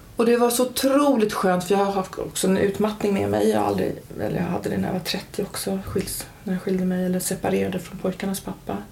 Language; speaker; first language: Swedish; early bilingual, heritage; Swedish